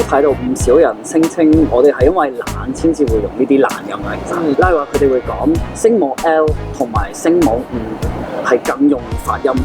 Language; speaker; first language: Cantonese; non-native, fluent; English